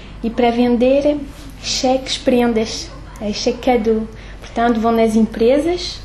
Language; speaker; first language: Portuguese; early bilingual, heritage; French